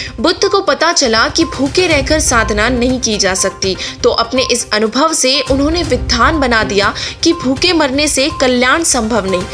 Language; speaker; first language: Hindi; native; Hindi